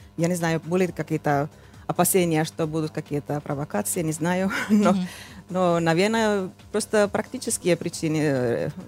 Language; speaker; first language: Russian; non-native, fluent; Finnish